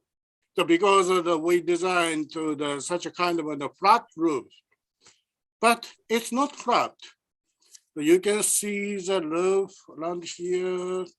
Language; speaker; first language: English; non-native, learner; Japanese